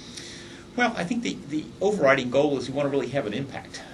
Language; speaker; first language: English; native; English